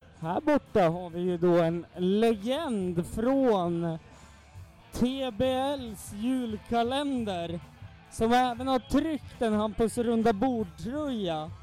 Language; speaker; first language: Swedish; native; Swedish